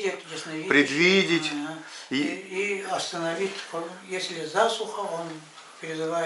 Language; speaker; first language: Russian; non-native, local second language; Yakut